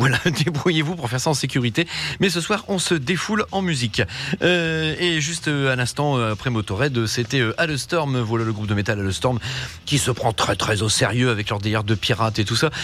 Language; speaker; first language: French; native; French